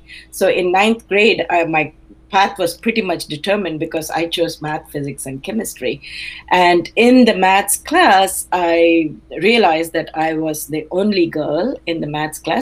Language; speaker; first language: English; non-native, local second language; Telugu